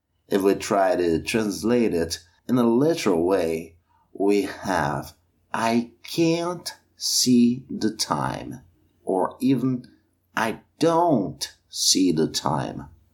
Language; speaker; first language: English; non-native, fluent; Portuguese